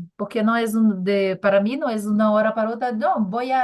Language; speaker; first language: Spanish; non-native, learner; Portuguese